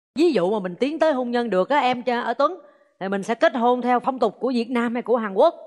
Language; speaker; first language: Vietnamese; native; Vietnamese